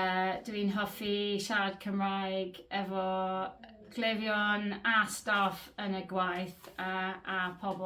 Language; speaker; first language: Welsh; non-native, learner; English